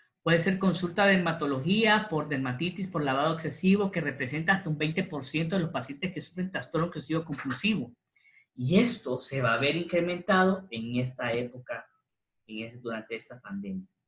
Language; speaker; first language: Spanish; native; Spanish